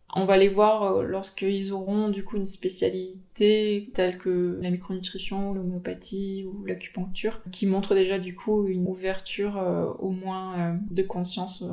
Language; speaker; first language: French; native; French